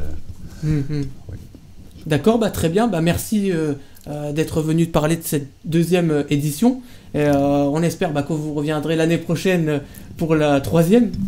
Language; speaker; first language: French; native; French